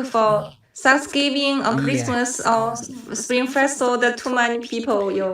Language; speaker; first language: English; non-native, learner; Chinese